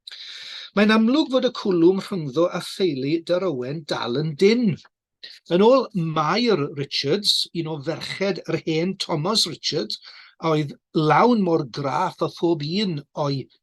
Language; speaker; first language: Welsh; native; Welsh